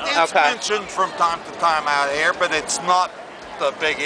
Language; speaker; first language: English; native; English